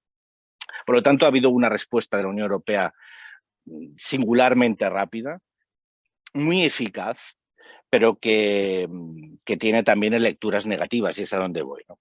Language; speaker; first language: Spanish; native; Spanish